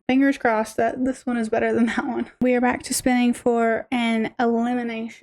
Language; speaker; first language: English; native; English